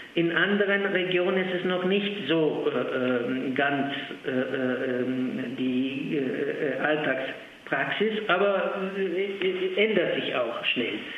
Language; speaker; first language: German; non-native, fluent; Polish